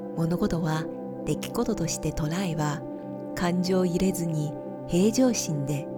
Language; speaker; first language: Japanese; native; Japanese